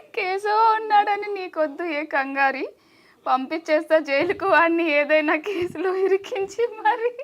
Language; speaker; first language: Telugu; native; Telugu